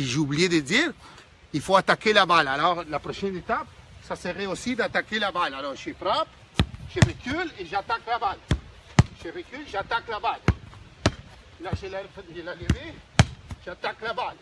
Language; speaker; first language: French; non-native, fluent; Spanish